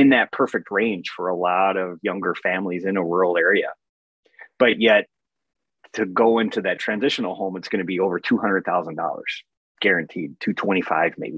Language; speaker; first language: English; native; English